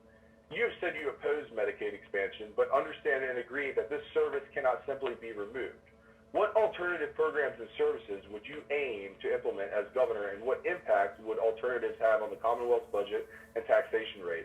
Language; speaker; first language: English; native; English